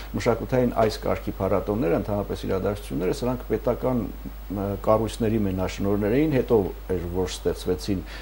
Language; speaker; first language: Armenian; native; Armenian